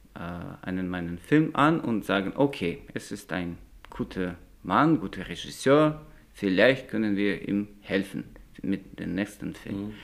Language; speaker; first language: German; non-native, fluent; Russian